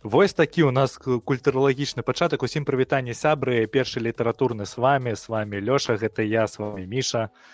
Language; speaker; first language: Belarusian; non-native, local second language; Russian